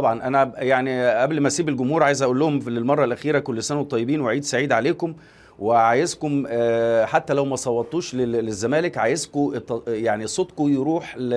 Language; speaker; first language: Arabic; native; Arabic